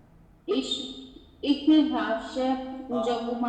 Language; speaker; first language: German; non-native, learner; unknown